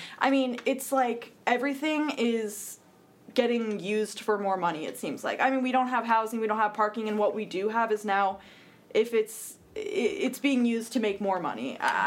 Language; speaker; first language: English; native; English